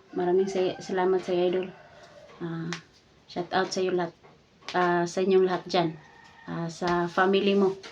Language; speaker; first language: Filipino; native; Filipino